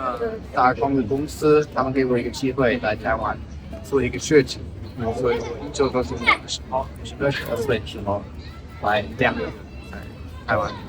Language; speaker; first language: Chinese; non-native, learner; German